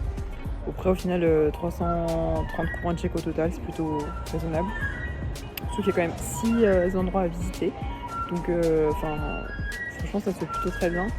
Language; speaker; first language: French; native; French